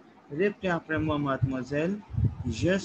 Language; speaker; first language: French; non-native, learner; Hindi